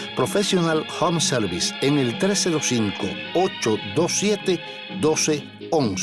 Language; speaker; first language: Spanish; native; Spanish